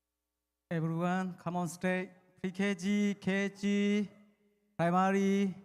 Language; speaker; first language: English; non-native, learner; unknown